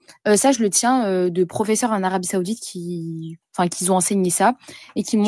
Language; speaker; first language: French; native; French